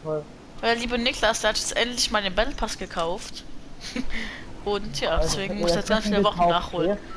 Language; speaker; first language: German; native; German